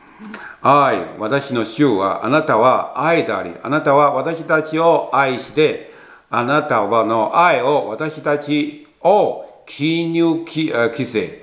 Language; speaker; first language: Japanese; non-native, learner; Chinese